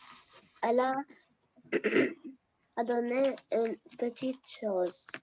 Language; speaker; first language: French; non-native, learner; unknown